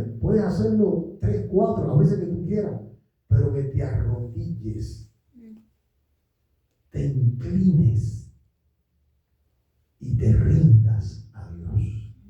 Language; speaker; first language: Spanish; native; Spanish